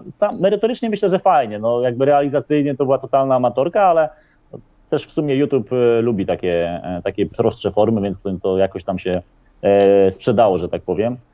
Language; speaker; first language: Polish; native; Polish